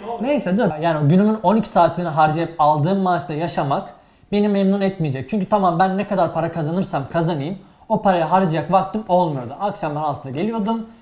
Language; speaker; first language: Turkish; native; Turkish